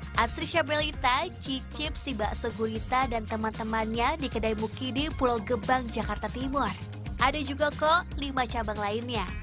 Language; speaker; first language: Indonesian; native; Indonesian